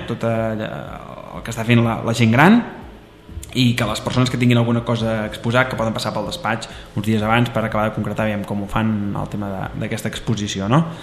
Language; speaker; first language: Catalan; native; Catalan